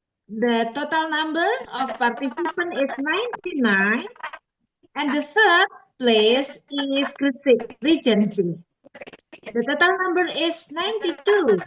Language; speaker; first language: English; non-native, fluent; Indonesian